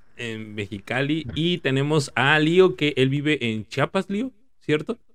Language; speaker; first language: Spanish; native; Spanish